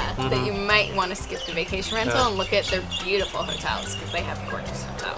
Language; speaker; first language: English; native; English